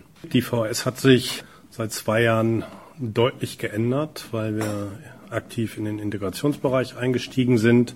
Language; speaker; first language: German; native; German